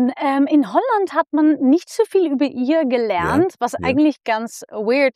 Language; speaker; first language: German; non-native, fluent; Dutch